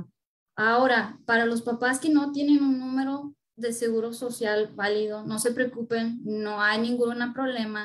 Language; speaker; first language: Spanish; early bilingual, heritage; Spanish